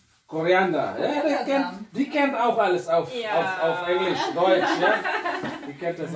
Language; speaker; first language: German; non-native, fluent; Indonesian